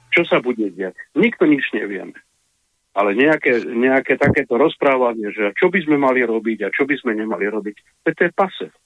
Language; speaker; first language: Slovak; non-native, fluent; Russian